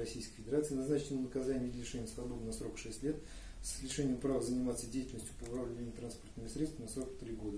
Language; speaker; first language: Russian; native; Russian